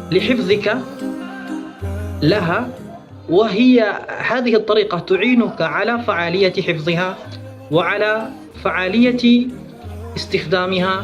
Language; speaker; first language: Arabic; non-native, fluent; Indonesian